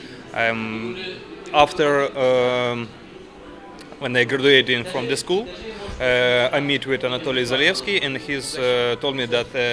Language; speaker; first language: English; non-native, learner; Ukrainian